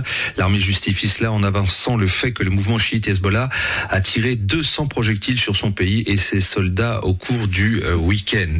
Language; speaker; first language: French; native; French